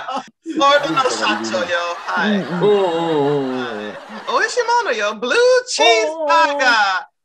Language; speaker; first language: Japanese; non-native, learner; English